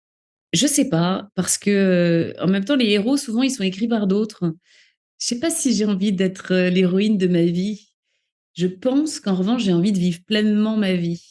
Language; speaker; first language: French; native; French